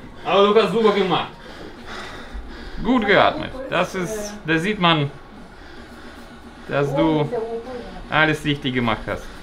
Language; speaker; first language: German; non-native, fluent; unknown